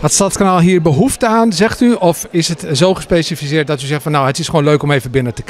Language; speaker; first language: Dutch; native; Dutch